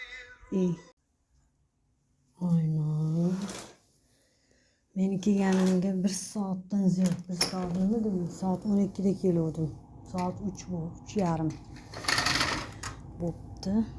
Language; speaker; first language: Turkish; non-native, learner; Uzbek